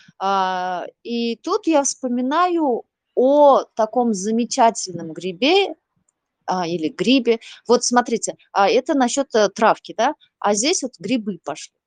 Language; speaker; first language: Russian; non-native, local second language; Uzbek